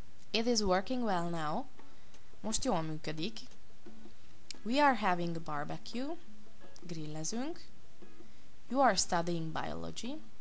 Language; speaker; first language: English; non-native, fluent; Hungarian